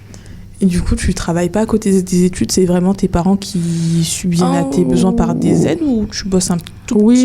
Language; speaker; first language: French; native; French